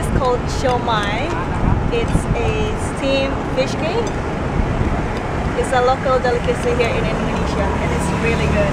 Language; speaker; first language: English; non-native, fluent; Indonesian